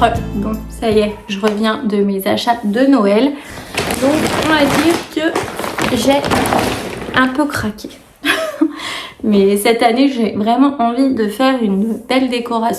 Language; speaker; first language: French; native; French